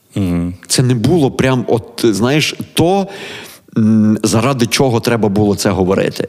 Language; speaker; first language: Ukrainian; native; Ukrainian